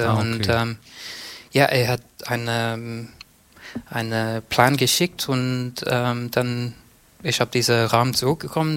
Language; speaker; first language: German; non-native, learner; English